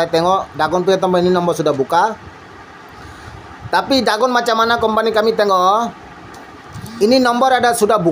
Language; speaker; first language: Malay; non-native, learner; Bangla